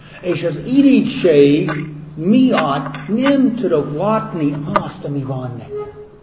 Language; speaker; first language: Hungarian; non-native, fluent; English